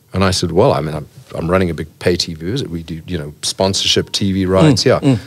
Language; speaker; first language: English; native; English